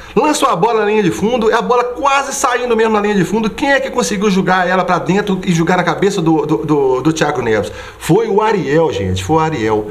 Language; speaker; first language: Portuguese; native; Portuguese